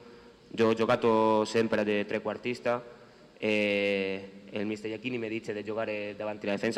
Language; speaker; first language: Italian; non-native, fluent; Spanish